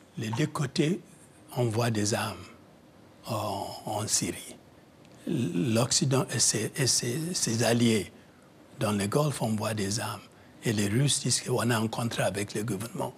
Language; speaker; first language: French; non-native, fluent; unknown